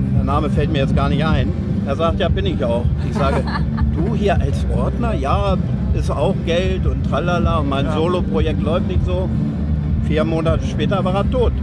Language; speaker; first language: German; native; German